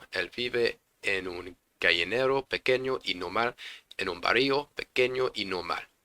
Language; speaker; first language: Spanish; non-native, learner; English